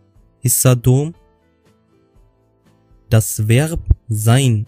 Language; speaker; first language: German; non-native, fluent; Urdu